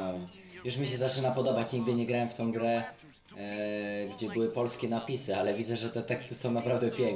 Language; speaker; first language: Polish; native; Polish